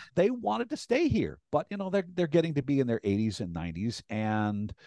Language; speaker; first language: English; native; English